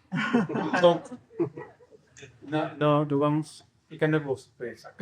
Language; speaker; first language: Portuguese; non-native, fluent; Spanish